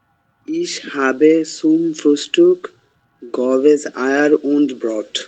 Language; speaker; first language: German; non-native, learner; Bangla